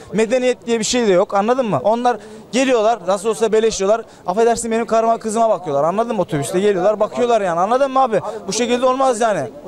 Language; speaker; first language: Turkish; native; Turkish